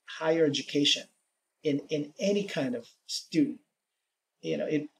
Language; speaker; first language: English; native; English